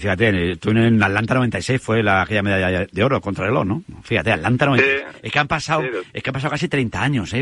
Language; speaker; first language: Spanish; native; Spanish